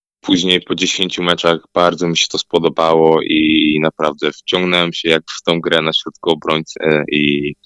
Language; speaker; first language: Polish; early bilingual, heritage; Polish